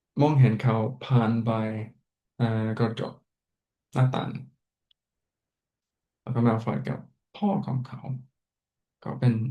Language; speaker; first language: Thai; non-native, fluent; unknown